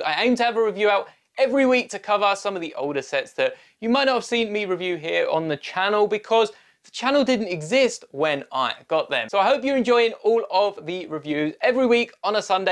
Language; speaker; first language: English; native; English